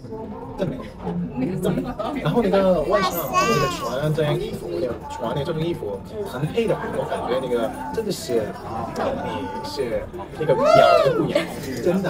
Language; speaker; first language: Chinese; non-native, fluent; Korean